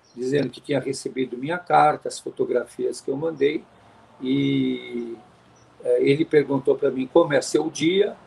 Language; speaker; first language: Portuguese; native; Portuguese